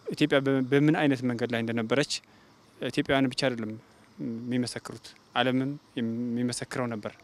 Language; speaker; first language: Amharic; non-native, local second language; Tigrinya